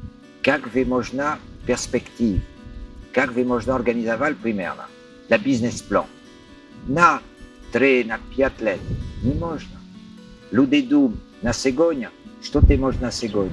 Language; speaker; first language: Russian; non-native, learner; French